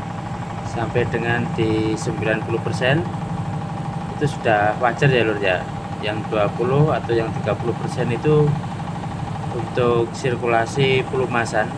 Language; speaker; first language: Indonesian; non-native, local second language; Javanese